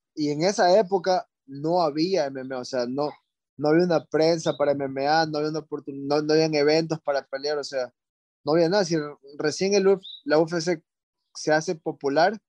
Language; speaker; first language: Spanish; native; Spanish